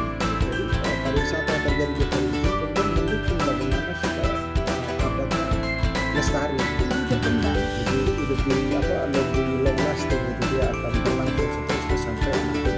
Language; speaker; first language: Indonesian; non-native, local second language; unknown